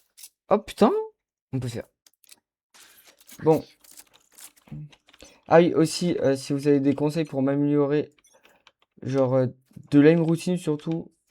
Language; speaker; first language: French; native; French